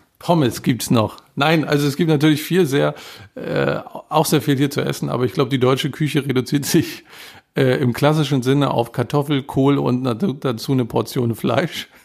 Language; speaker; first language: German; native; German